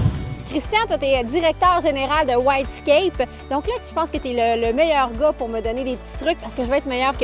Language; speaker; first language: French; native; French